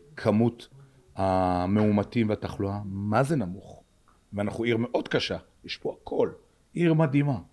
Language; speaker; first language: Hebrew; native; Hebrew